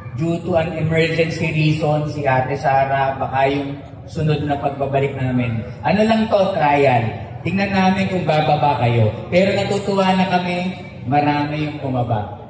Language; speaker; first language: Filipino; native; Filipino